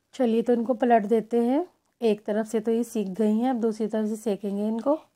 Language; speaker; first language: Hindi; native; Hindi